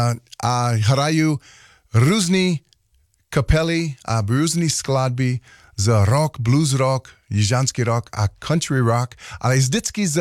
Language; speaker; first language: Czech; non-native, learner; English